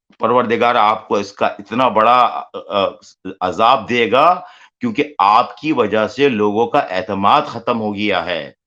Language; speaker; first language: Urdu; native; Urdu